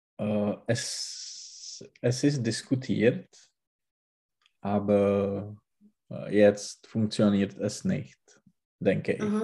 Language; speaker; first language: German; non-native, learner; Czech